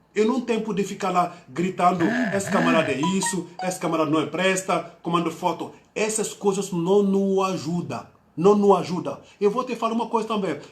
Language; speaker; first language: Portuguese; non-native, fluent; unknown